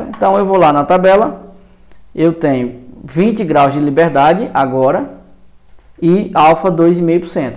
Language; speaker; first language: Portuguese; native; Portuguese